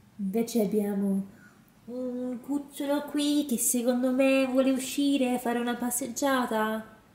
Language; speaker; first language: Italian; non-native, fluent; English